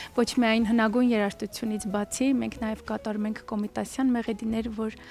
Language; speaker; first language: Armenian; native; Armenian